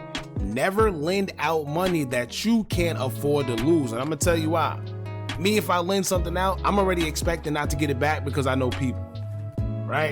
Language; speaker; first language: English; native; English